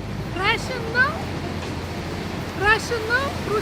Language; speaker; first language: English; non-native, learner; Russian